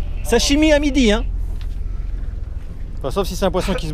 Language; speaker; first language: French; native; French